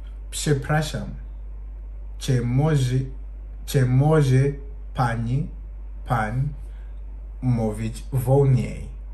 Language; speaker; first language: Polish; non-native, learner; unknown